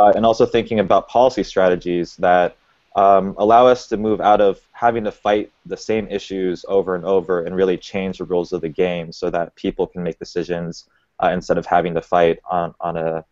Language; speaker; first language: English; native; English